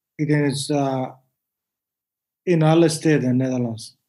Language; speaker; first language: Dutch; non-native, learner; Arabic